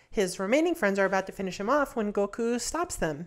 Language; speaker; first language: English; native; English